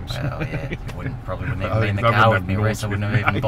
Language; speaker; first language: English; native; English